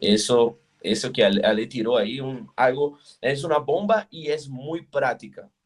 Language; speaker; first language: Spanish; non-native, fluent; Portuguese